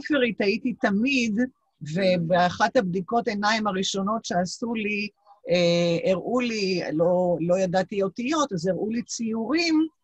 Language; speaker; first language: Hebrew; non-native, local second language; Yiddish